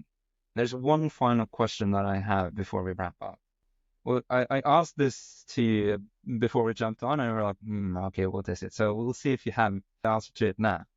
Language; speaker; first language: English; non-native, fluent; Norwegian